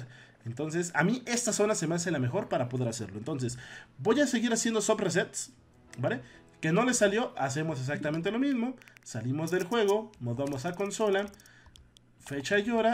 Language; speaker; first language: Spanish; native; Spanish